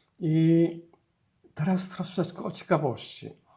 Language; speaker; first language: Polish; non-native, learner; Somali